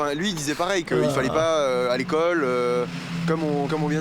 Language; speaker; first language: French; native; French